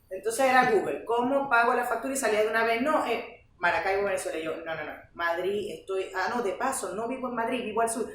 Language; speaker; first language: Spanish; native; Spanish